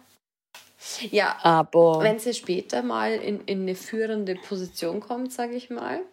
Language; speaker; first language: German; native; German